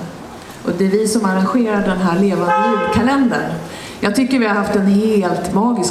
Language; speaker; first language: Swedish; native; Swedish